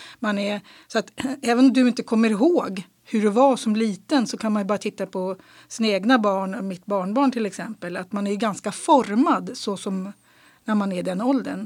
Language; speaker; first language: Swedish; native; Swedish